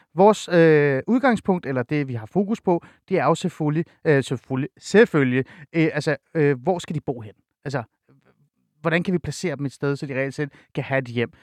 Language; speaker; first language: Danish; early bilingual, other home language; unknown